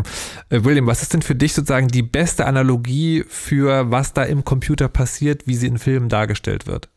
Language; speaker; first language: German; native; German